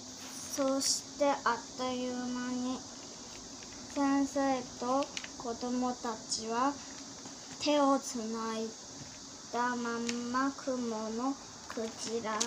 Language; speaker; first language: Japanese; early bilingual, heritage; Korean